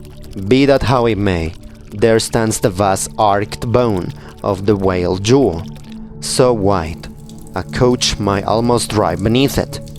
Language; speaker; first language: English; non-native, fluent; Spanish